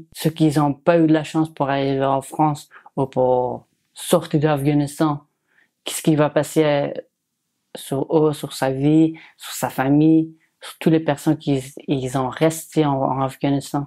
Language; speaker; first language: French; non-native, learner; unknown